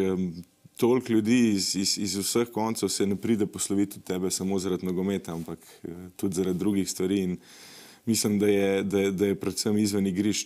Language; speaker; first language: Slovenian; native; Slovenian